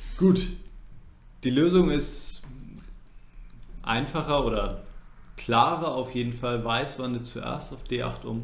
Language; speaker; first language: German; native; German